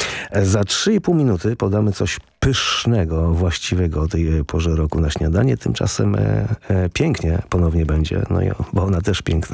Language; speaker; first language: Polish; native; Polish